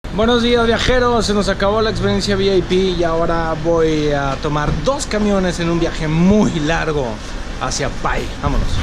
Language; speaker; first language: Spanish; native; Spanish